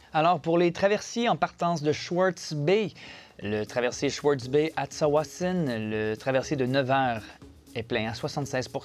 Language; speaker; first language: French; native; French